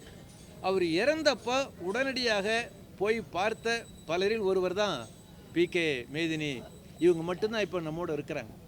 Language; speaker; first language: Tamil; native; Tamil